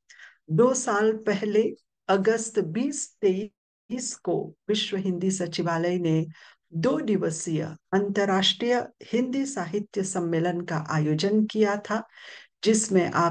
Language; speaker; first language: Hindi; non-native, local second language; Morisyen